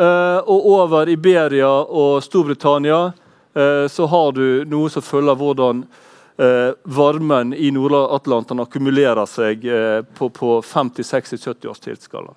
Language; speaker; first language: Norwegian; native; Norwegian